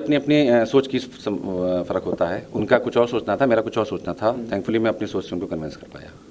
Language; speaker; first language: Hindi; native; Hindi